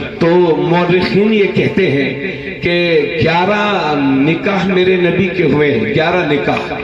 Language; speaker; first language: Urdu; native; Urdu